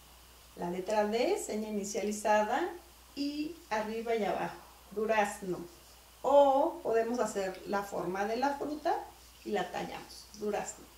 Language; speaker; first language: Spanish; native; Spanish